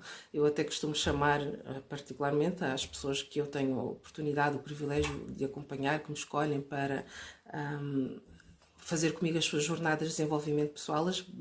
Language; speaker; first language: Portuguese; native; Portuguese